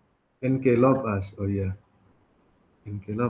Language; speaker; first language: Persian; non-native, learner; Indonesian